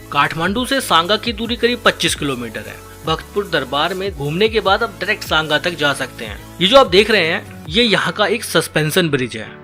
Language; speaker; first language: Hindi; native; Hindi